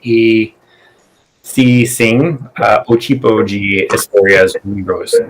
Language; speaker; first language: Portuguese; non-native, learner; English